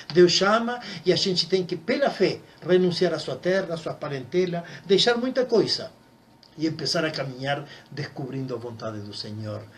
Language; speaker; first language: Portuguese; non-native, fluent; Spanish